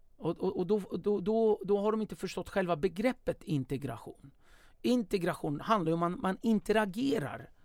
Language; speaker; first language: Swedish; early bilingual, other home language; Kurdish